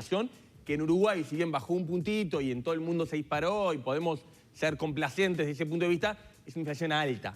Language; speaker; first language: Spanish; native; Spanish